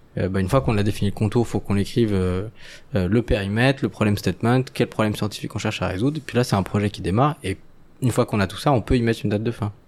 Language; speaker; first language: French; non-native, local second language; Arabic